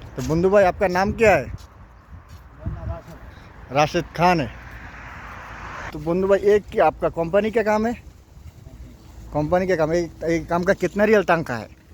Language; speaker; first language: Hindi; non-native, learner; Bangla